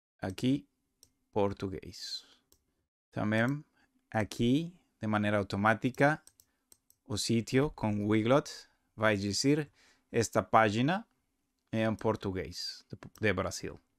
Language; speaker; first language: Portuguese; non-native, learner; Spanish